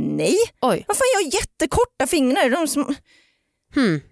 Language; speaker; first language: Swedish; native; Swedish